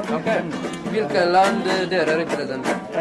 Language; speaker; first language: Norwegian; non-native, learner; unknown